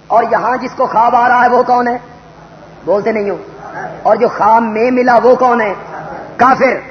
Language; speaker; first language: Urdu; non-native, local second language; Punjabi